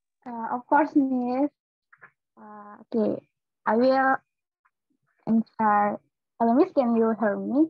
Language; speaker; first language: English; non-native, learner; Indonesian